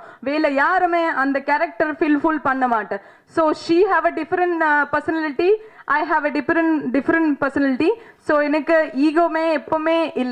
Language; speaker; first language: Tamil; non-native, learner; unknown